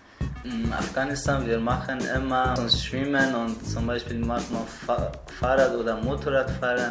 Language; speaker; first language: German; non-native, learner; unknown